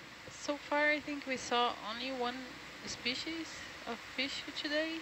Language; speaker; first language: English; non-native, fluent; Portuguese